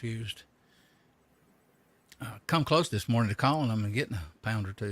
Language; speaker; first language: English; native; English